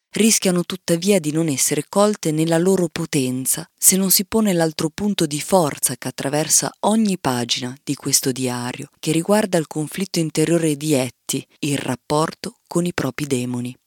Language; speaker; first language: Italian; native; Italian